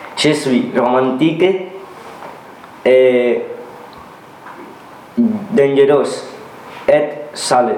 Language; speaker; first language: French; non-native, learner; Spanish